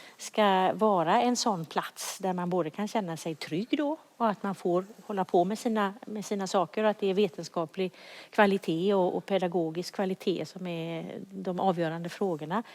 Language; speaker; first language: Swedish; native; Swedish